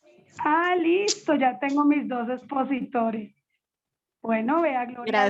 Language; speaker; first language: Spanish; native; Spanish